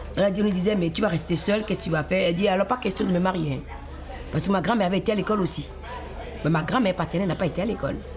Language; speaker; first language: French; non-native, local second language; Fon